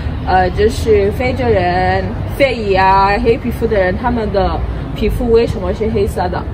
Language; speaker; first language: Chinese; non-native, fluent; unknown